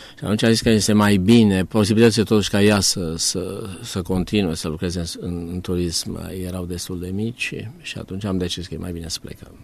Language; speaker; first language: Romanian; native; Romanian